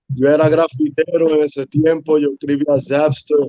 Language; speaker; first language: Spanish; early bilingual, heritage; Spanish